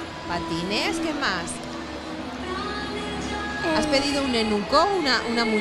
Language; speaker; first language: Catalan; native; Catalan